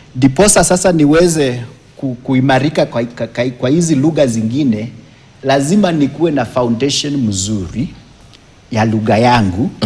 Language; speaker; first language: Swahili; non-native, local second language; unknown